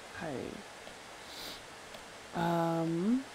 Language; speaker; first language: Japanese; non-native, learner; English